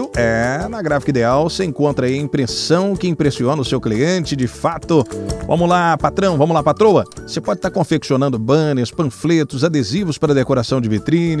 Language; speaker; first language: Portuguese; native; Portuguese